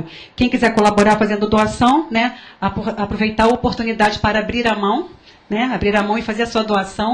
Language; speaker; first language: Portuguese; native; Portuguese